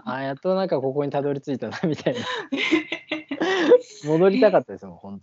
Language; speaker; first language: Japanese; native; Japanese